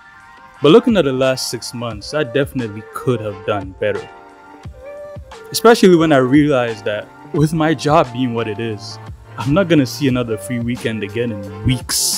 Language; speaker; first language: English; native; English